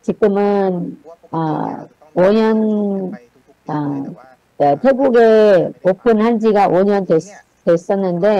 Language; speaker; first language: Korean; non-native, fluent; Thai